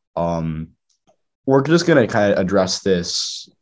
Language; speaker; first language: English; native; English